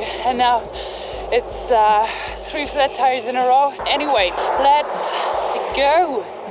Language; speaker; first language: English; non-native, fluent; German